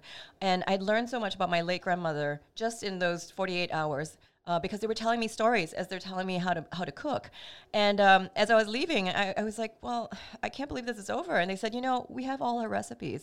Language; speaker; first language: English; native; English